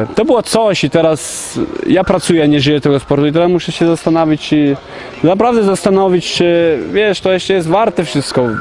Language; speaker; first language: Polish; early bilingual, heritage; Polish